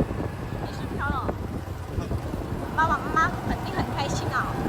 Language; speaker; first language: Chinese; non-native, learner; Vietnamese